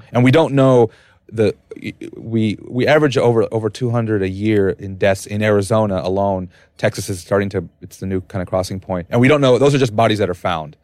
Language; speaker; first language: English; native; English